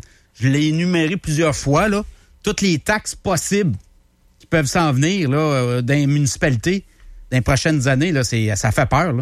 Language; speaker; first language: French; native; French